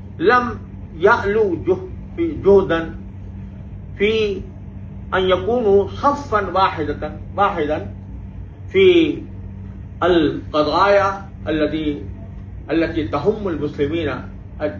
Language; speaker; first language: Arabic; non-native, fluent; Urdu